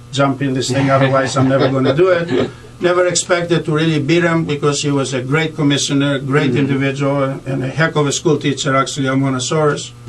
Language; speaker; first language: English; non-native, fluent; Greek